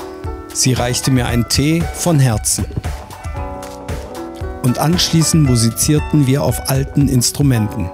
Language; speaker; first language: German; native; German